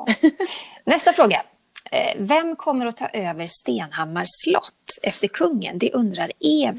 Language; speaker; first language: Swedish; native; Swedish